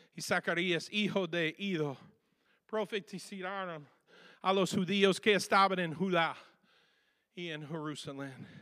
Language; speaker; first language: Spanish; non-native, fluent; English